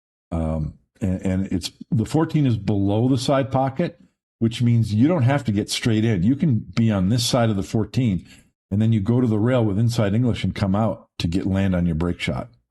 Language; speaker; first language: English; native; English